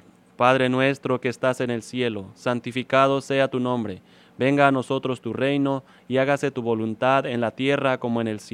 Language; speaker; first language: Spanish; native; Spanish